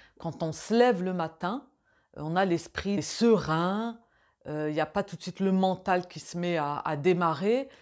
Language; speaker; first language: French; native; French